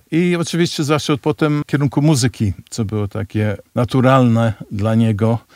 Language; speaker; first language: Polish; non-native, fluent; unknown